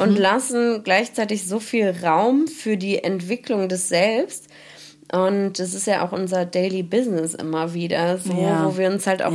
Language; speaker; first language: German; native; German